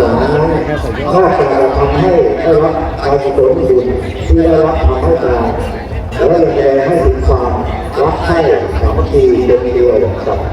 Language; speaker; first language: Thai; native; Thai